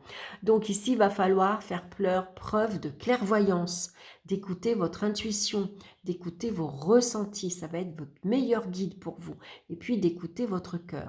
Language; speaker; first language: French; native; French